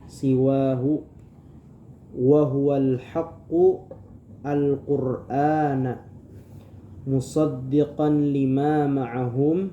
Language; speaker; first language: Arabic; non-native, learner; Indonesian